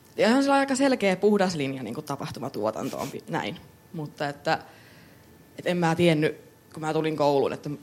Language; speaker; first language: Finnish; native; Finnish